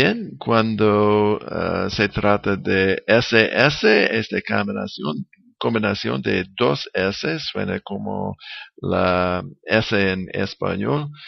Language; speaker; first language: Spanish; non-native, learner; English